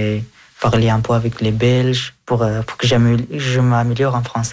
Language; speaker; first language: French; early bilingual, other home language; Persian